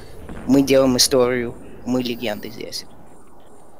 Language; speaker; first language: Russian; early bilingual, heritage; Russian